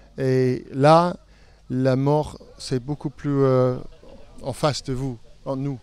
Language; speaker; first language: French; non-native, fluent; English